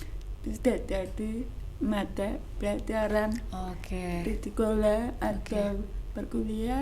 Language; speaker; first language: Indonesian; non-native, local second language; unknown